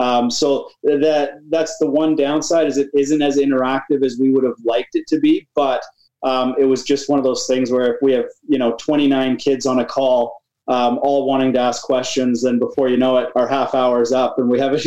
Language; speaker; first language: English; native; English